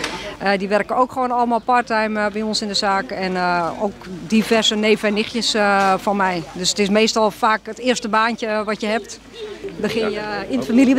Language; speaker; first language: Dutch; native; Dutch